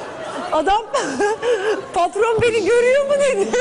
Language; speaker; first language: Turkish; native; Turkish